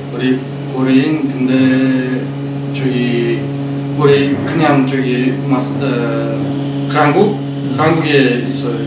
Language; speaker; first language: Korean; non-native, learner; Russian